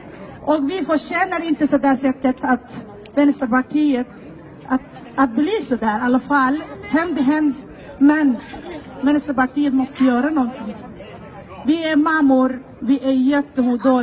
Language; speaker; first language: Swedish; non-native, learner; Somali